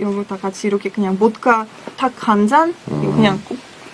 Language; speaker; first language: Korean; non-native, fluent; Russian